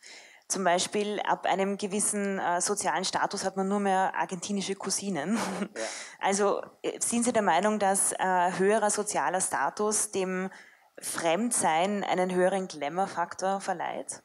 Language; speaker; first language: German; native; German